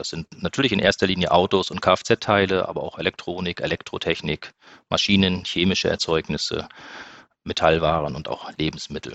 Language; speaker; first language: German; native; German